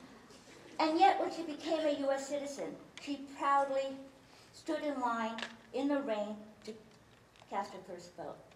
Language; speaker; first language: English; early bilingual, other home language; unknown